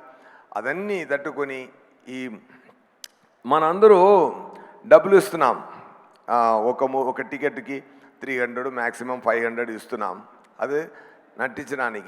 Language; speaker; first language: Telugu; non-native, learner; Tamil